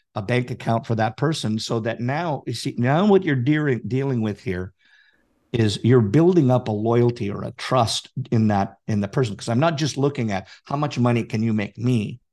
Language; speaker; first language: English; native; English